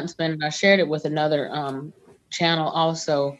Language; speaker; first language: English; native; English